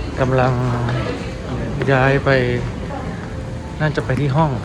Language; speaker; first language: Thai; native; Thai